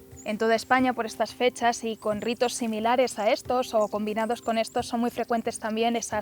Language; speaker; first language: Spanish; native; Spanish